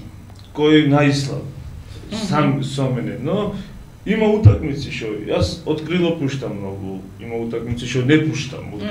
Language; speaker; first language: Macedonian; non-native, learner; Georgian